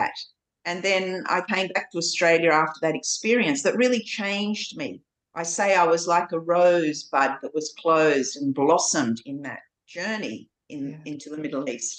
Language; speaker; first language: English; native; English